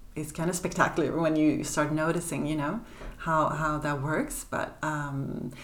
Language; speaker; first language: English; non-native, fluent; Swedish